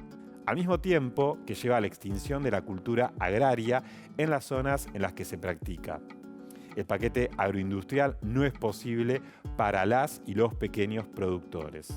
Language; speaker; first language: Spanish; native; Spanish